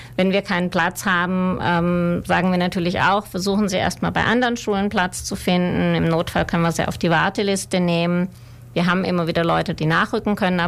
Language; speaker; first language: German; native; German